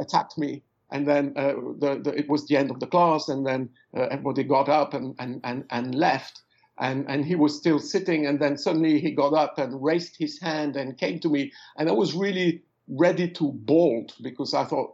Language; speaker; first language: English; non-native, fluent; French